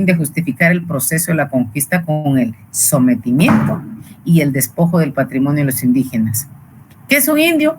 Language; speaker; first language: Spanish; native; Spanish